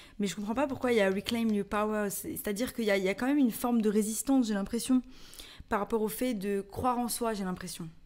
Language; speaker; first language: French; native; French